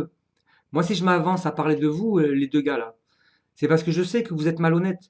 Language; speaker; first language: French; native; French